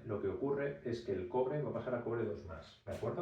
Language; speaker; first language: Spanish; native; Spanish